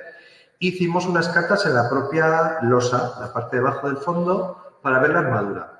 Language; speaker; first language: Spanish; native; Spanish